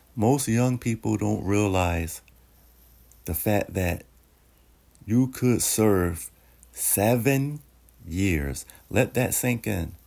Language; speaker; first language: English; native; English